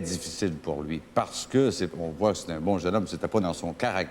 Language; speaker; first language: French; native; French